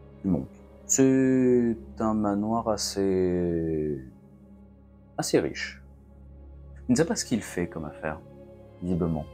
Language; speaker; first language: French; native; French